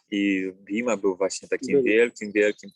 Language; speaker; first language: Polish; native; Polish